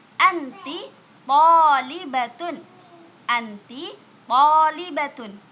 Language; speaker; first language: Arabic; non-native, fluent; Indonesian